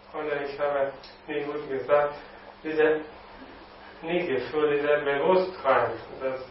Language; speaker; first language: German; non-native, learner; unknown